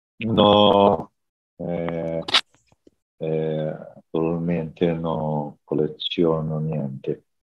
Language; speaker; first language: Italian; non-native, learner; Portuguese